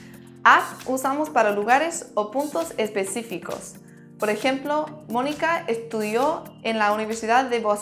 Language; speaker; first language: Spanish; non-native, fluent; English